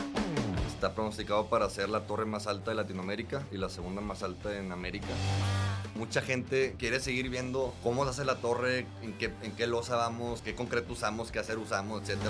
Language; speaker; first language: Spanish; native; Spanish